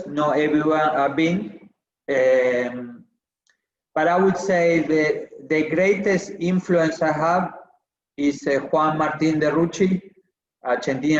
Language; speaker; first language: English; non-native, fluent; Spanish